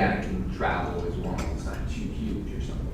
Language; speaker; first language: English; native; English